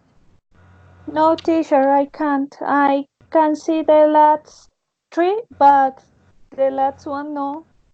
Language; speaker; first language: English; non-native, learner; Spanish